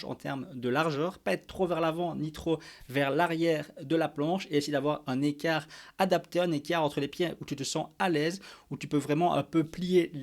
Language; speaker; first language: French; native; French